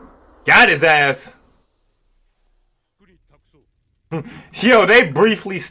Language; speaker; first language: English; native; English